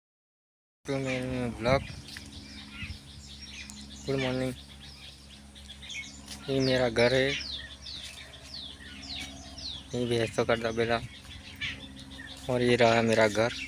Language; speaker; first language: Hindi; non-native, local second language; Gujarati